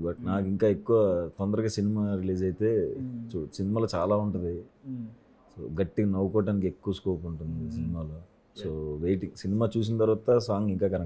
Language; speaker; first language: Telugu; native; Telugu